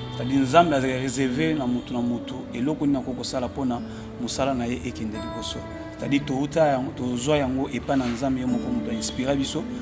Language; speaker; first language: Lingala; non-native, local second language; Luba-Lulua